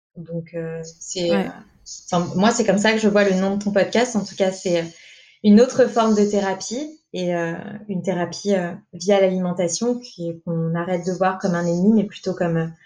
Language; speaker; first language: French; native; French